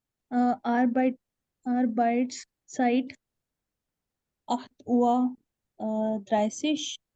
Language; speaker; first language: German; non-native, learner; Urdu